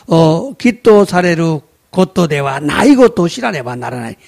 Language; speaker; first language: Japanese; non-native, fluent; Korean